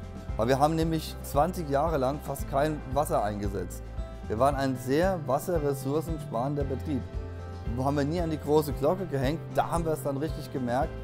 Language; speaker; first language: German; native; German